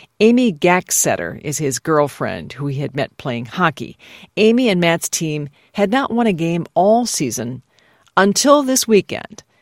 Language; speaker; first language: English; native; English